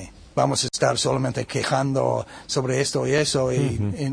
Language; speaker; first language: Spanish; non-native, learner; English